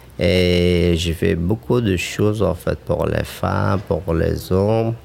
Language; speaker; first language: French; non-native, learner; Persian